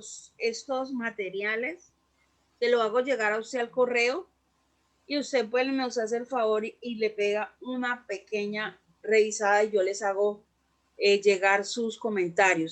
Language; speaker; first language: Spanish; native; Spanish